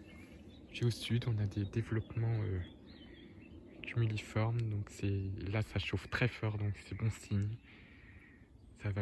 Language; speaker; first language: French; native; French